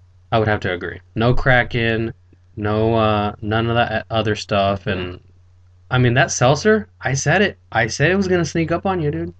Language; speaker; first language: English; early bilingual, other home language; Spanish